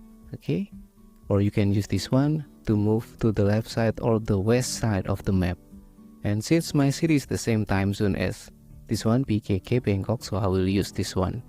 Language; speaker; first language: English; non-native, fluent; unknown